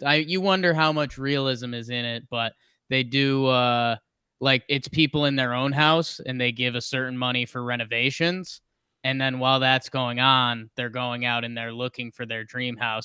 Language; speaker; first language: English; native; English